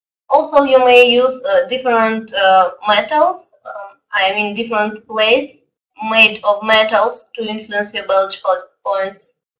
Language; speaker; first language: English; non-native, fluent; Russian